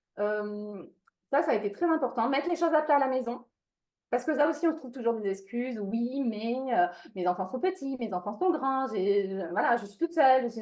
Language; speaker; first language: French; non-native, fluent; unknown